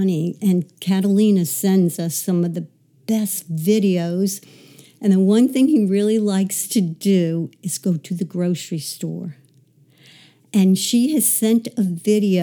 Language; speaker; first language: English; native; English